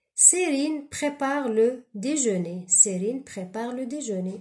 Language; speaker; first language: French; non-native, local second language; Arabic